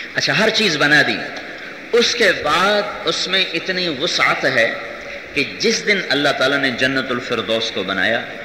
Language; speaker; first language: Urdu; non-native, local second language; Punjabi